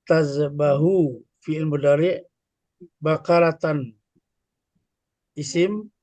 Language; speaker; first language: Arabic; non-native, learner; Indonesian